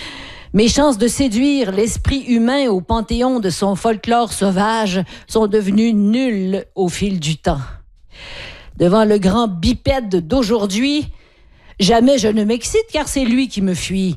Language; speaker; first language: French; native; French